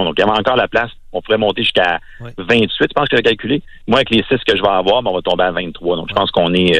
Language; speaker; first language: French; native; French